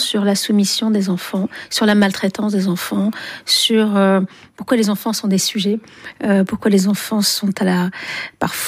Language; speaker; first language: French; native; French